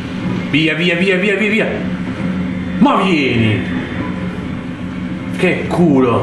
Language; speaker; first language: Italian; native; Italian